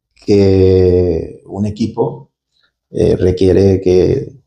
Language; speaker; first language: Spanish; native; Spanish